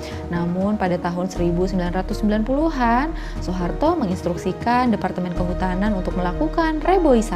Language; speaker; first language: Indonesian; native; Indonesian